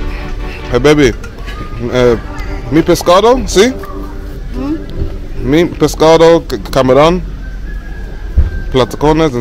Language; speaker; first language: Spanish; non-native, learner; English